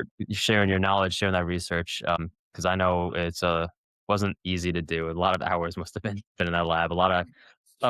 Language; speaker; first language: English; native; English